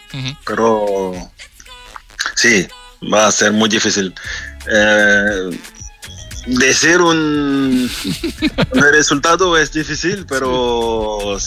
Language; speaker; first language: Spanish; non-native, fluent; French